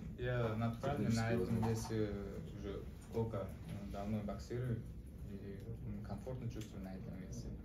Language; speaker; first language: Russian; non-native, learner; Uzbek